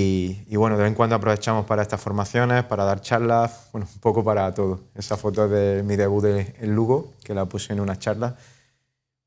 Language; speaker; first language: Spanish; native; Spanish